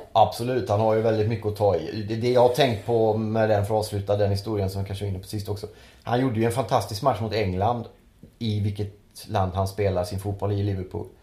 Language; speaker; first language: Swedish; native; Swedish